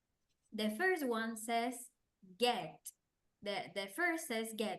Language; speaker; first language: English; non-native, fluent; Spanish